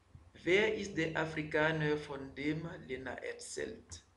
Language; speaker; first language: German; non-native, fluent; French